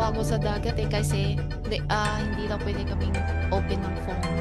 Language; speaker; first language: Filipino; non-native, learner; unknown